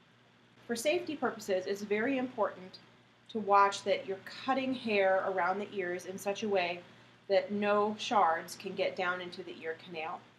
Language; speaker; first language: English; native; English